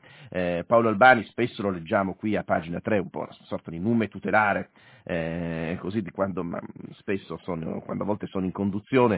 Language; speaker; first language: Italian; native; Italian